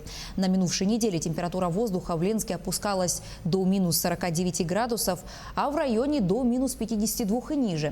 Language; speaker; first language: Russian; native; Russian